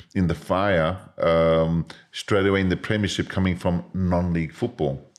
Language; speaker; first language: English; native; English